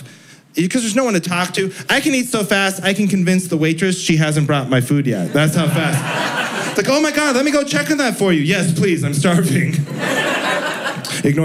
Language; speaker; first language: English; native; English